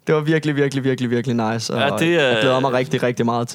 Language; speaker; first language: Danish; native; Danish